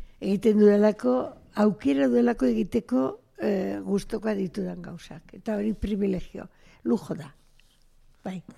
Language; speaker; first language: Basque; non-native, local second language; Spanish